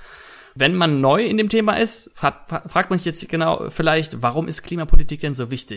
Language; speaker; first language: German; native; German